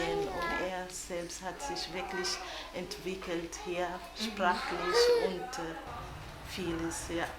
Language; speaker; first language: German; non-native, fluent; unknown